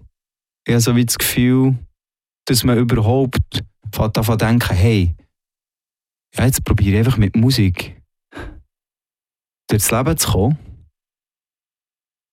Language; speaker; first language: German; native; German